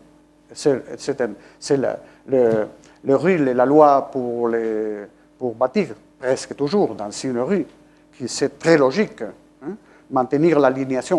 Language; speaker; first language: French; non-native, fluent; Spanish